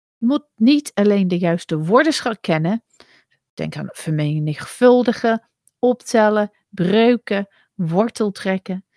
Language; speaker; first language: Dutch; non-native, fluent; English